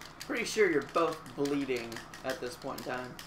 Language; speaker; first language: English; native; English